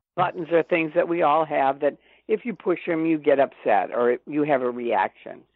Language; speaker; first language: English; native; English